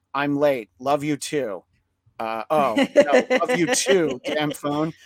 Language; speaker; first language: English; native; English